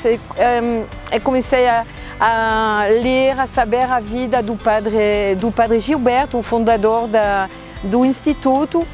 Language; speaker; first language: Portuguese; non-native, fluent; French